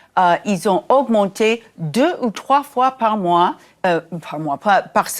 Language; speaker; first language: French; non-native, fluent; English